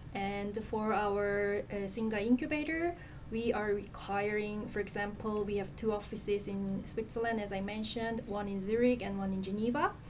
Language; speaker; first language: English; non-native, fluent; Korean